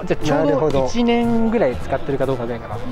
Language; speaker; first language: Japanese; native; Japanese